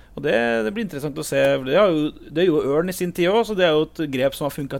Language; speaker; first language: Norwegian; native; Norwegian